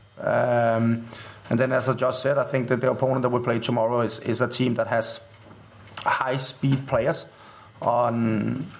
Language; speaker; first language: English; non-native, fluent; Danish